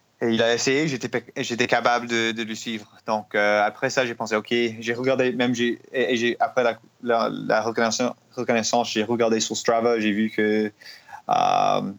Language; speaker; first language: French; non-native, learner; English